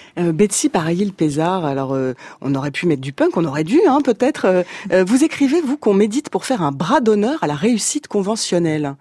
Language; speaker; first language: French; native; French